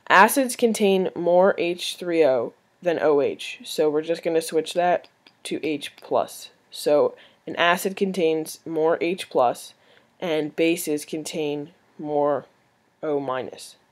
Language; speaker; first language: English; native; English